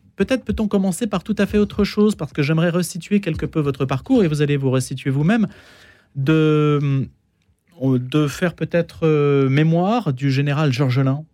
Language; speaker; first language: French; native; French